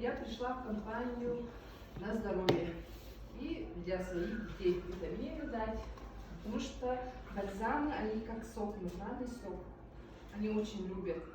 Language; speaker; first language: Russian; non-native, local second language; Yakut